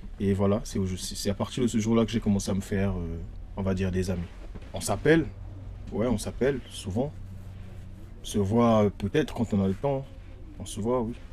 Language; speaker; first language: French; non-native, local second language; Lingala